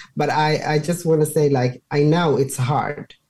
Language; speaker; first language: English; non-native, fluent; Somali